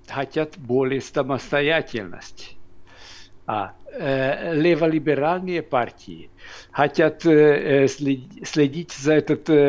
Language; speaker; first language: Russian; non-native, fluent; Hungarian